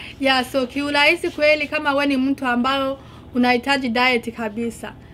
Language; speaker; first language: Swahili; non-native, local second language; Rundi